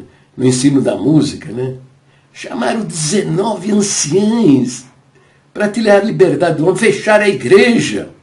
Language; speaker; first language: Portuguese; native; Portuguese